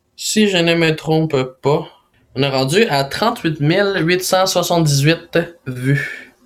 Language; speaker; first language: French; non-native, fluent; Spanish